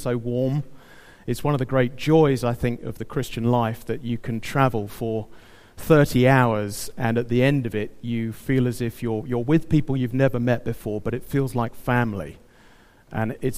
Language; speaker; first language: English; native; English